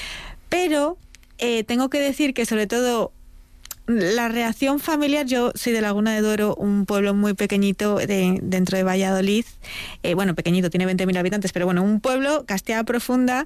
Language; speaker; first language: Spanish; native; Spanish